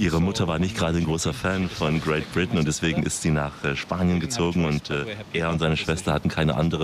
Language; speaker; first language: German; native; German